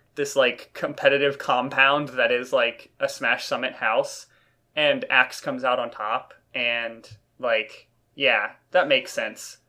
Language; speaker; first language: English; native; English